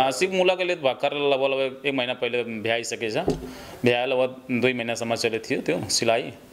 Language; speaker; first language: Nepali; non-native, local second language; Bhojpuri